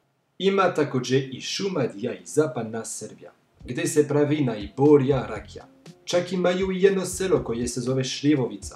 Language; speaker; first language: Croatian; non-native, fluent; French